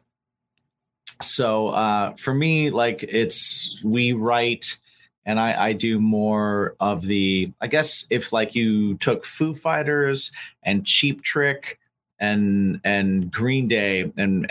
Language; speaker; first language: English; native; English